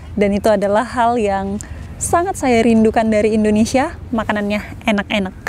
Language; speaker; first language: Indonesian; native; Indonesian